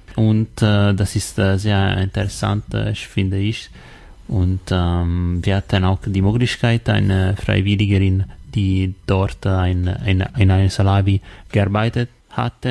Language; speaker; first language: German; non-native, learner; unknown